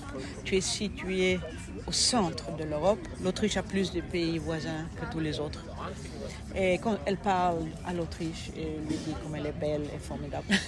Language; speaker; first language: French; non-native, fluent; German